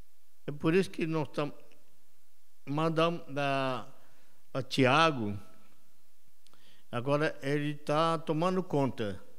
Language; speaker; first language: Portuguese; non-native, local second language; Yanomámi